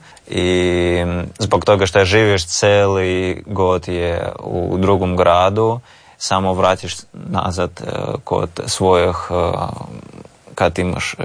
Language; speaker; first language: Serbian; non-native, learner; Russian